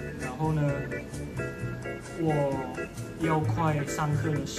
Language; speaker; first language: Chinese; non-native, fluent; Indonesian